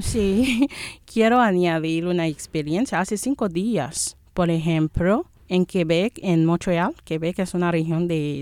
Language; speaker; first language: Spanish; non-native, fluent; Haitian Creole